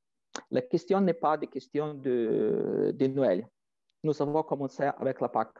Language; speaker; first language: French; non-native, fluent; Ukrainian